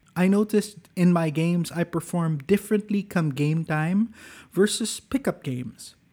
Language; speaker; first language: English; non-native, local second language; Cebuano